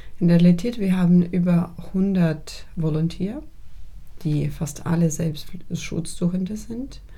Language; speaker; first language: German; non-native, fluent; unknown